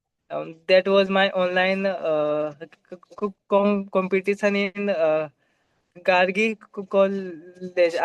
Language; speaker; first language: English; non-native, local second language; Hindi